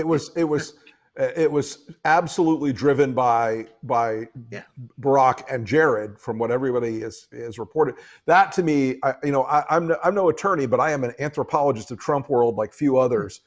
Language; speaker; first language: English; native; English